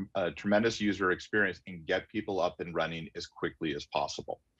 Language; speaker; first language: English; native; English